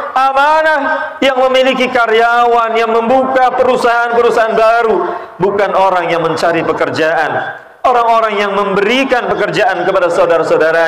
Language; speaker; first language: Indonesian; native; Indonesian